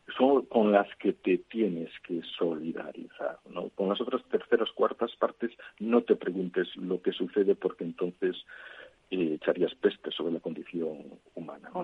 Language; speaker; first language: Spanish; native; Spanish